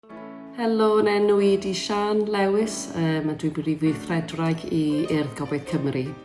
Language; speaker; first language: Welsh; native; Welsh